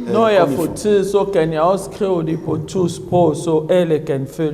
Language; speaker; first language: Danish; non-native, fluent; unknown